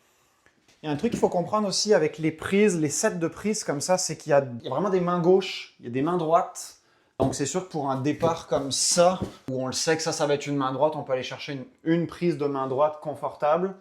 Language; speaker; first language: French; native; French